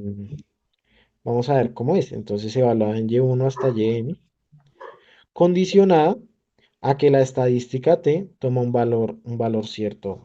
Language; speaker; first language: Spanish; native; Spanish